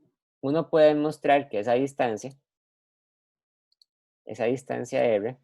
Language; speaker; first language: Spanish; native; Spanish